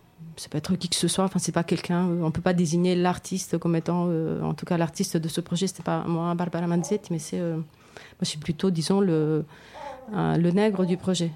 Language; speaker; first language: French; non-native, fluent; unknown